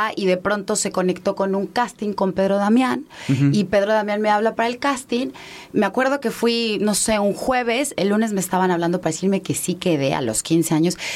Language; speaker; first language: Spanish; native; Spanish